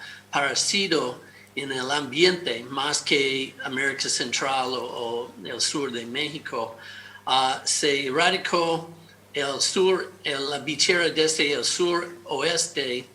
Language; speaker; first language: Spanish; non-native, fluent; English